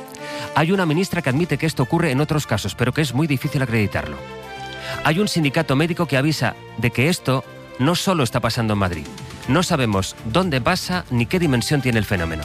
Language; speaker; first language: Spanish; native; Spanish